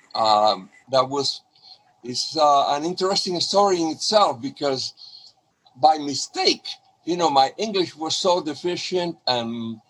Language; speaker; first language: English; non-native, fluent; Spanish